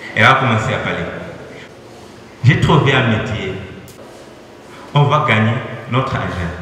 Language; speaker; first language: French; non-native, learner; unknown